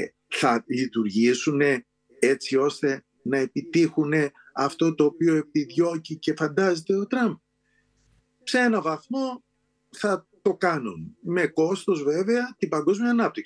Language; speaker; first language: Greek; native; Greek